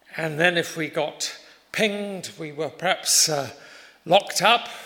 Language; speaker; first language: English; native; English